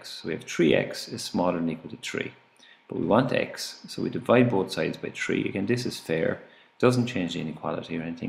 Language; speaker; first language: English; native; English